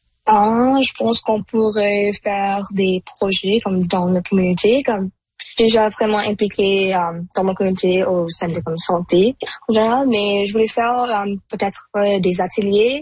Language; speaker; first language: French; non-native, local second language; Punjabi